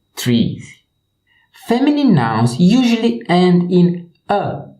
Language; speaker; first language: English; non-native, fluent; Romanian